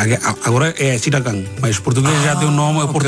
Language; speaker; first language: Portuguese; non-native, learner; Bangla